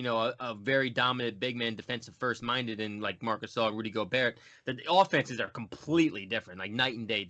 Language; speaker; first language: English; native; English